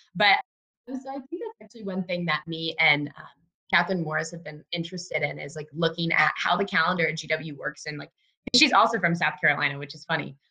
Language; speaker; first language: English; native; English